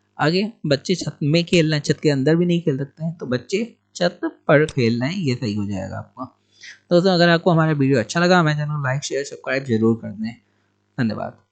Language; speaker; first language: Hindi; native; Hindi